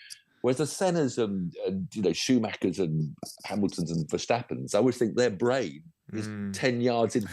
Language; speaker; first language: English; native; English